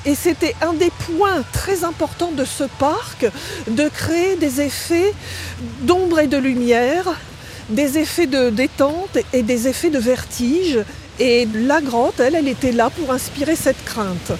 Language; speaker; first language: French; native; French